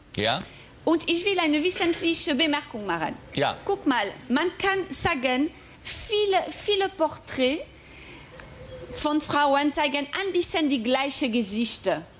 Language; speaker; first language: German; non-native, fluent; French